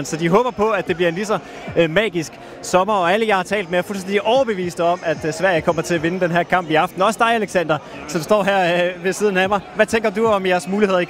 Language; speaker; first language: Danish; native; Danish